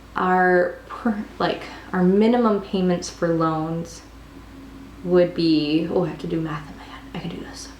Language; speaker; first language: English; native; English